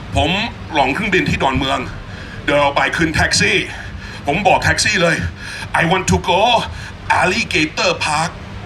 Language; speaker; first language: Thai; non-native, fluent; English